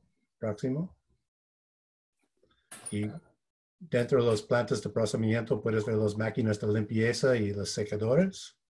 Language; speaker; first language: Spanish; non-native, fluent; English